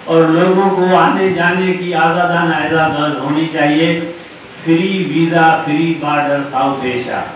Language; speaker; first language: Urdu; non-native, local second language; Sindhi